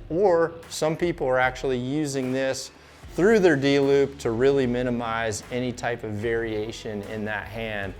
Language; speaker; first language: English; native; English